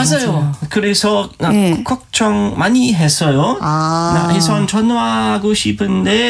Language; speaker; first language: Korean; non-native, learner; German